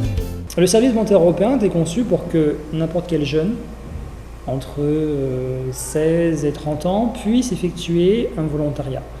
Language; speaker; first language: French; native; French